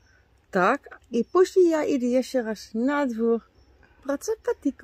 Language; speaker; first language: Polish; non-native, learner; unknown